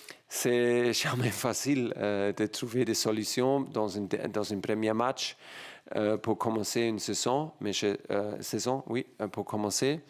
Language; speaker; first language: French; non-native, learner; German